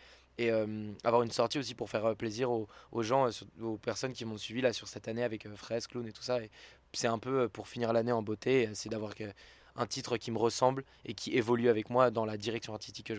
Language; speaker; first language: French; native; French